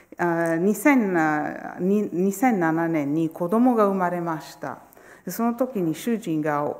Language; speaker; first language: Japanese; non-native, fluent; Italian